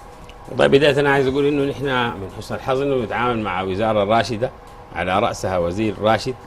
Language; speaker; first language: Arabic; native; Arabic